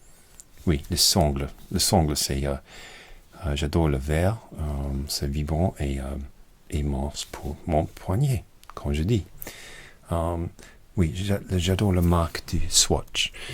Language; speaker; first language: French; non-native, learner; English